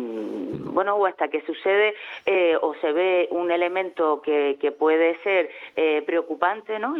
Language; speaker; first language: Spanish; native; Spanish